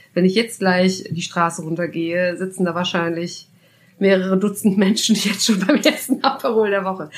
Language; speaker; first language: German; native; German